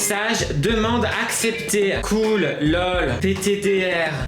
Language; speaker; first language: French; native; French